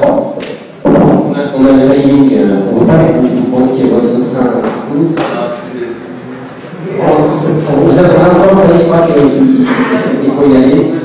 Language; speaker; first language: French; native; French